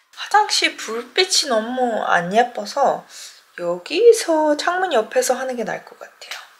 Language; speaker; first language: Korean; early bilingual, heritage; Korean